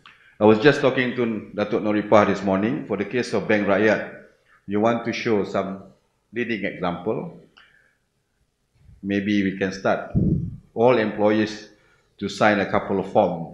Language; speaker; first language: English; non-native, local second language; Malay